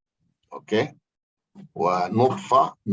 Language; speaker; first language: Arabic; native; Arabic